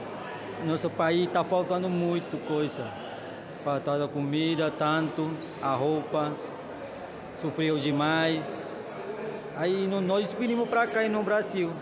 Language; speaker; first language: Portuguese; non-native, learner; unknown